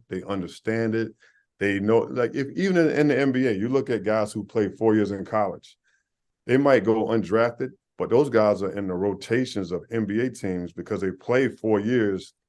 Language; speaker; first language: English; native; English